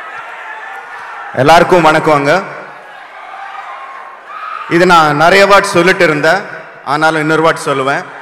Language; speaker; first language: Tamil; non-native, local second language; Telugu